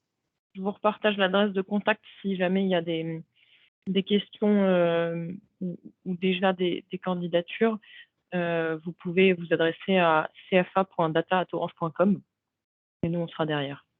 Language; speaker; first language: French; native; French